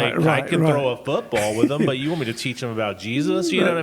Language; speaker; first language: English; native; English